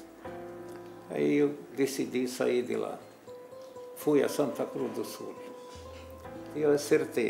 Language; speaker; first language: Portuguese; non-native, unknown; Arabic